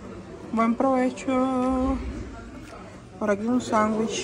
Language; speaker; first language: Spanish; native; Spanish